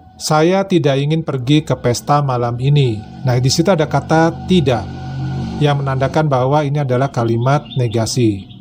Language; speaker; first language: Indonesian; native; Indonesian